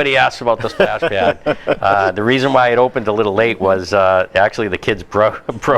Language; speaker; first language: English; native; English